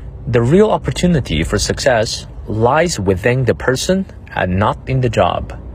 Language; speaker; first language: English; non-native, fluent; Chinese